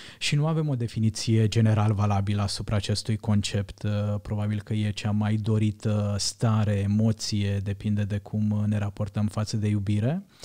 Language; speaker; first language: Romanian; non-native, local second language; Hungarian